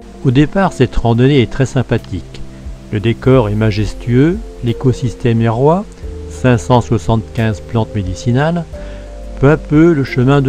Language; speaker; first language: French; native; French